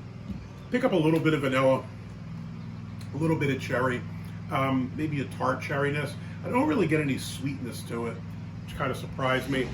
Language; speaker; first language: English; native; English